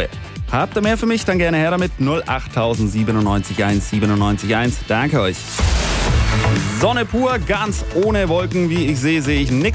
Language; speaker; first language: German; native; German